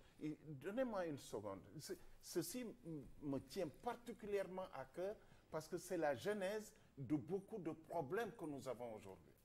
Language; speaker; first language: French; non-native, local second language; Wolof